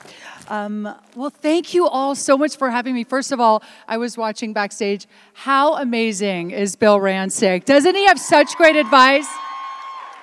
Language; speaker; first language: English; early bilingual, other home language; Italian